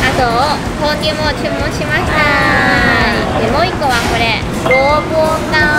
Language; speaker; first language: Japanese; non-native, fluent; Chinese